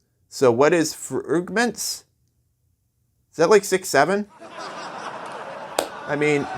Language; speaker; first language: English; native; English